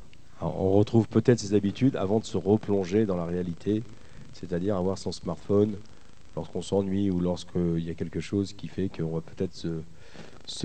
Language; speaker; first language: French; native; French